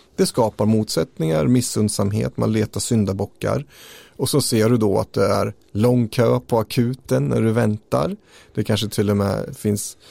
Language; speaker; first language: Swedish; native; Swedish